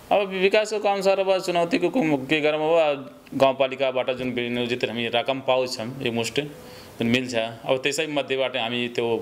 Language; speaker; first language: Nepali; non-native, local second language; Bhojpuri